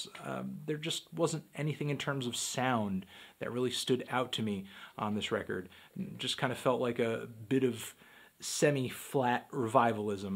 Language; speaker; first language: English; native; English